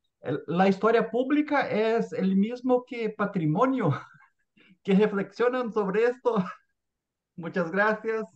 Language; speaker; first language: Spanish; non-native, fluent; Portuguese